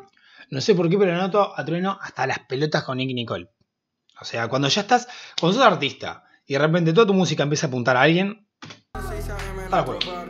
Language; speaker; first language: Spanish; native; Spanish